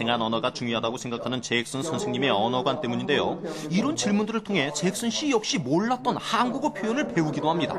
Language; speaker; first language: Korean; native; Korean